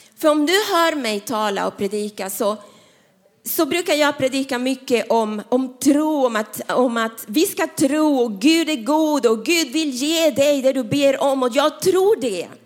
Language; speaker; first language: Swedish; non-native, fluent; Spanish